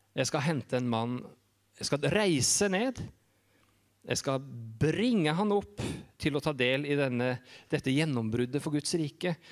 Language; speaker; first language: Norwegian; native; Norwegian